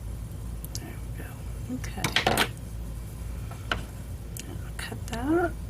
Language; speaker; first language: English; native; English